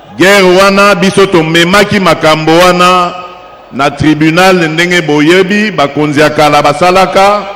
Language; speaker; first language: Lingala; native; Lingala